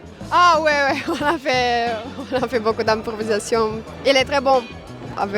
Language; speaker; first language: French; non-native, fluent; Romanian